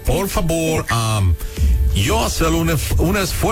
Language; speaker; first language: Spanish; non-native, learner; English